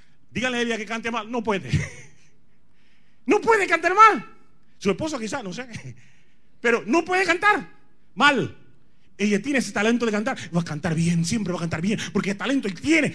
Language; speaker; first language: Spanish; non-native, fluent; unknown